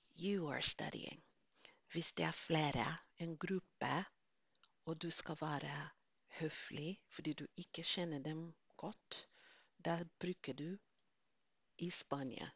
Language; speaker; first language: Norwegian; non-native, fluent; Spanish